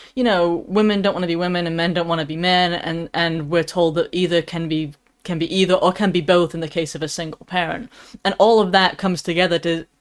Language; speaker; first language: English; native; English